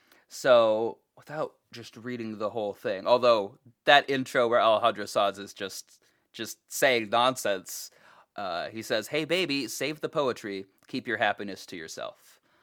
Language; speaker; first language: English; native; English